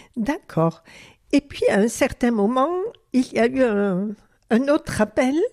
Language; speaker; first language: French; native; French